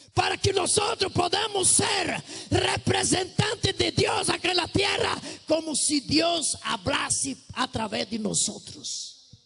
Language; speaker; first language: Spanish; non-native, fluent; Portuguese